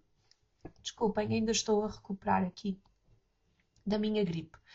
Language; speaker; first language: Portuguese; native; Portuguese